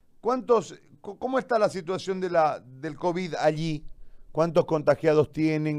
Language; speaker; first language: Spanish; native; Spanish